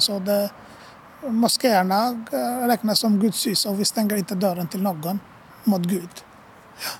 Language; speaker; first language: Swedish; non-native, fluent; Arabic